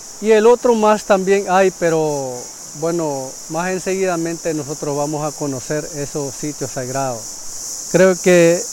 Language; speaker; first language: Spanish; non-native, local second language; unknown